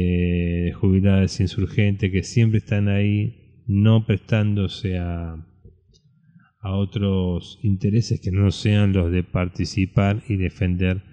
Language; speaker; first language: Spanish; native; Spanish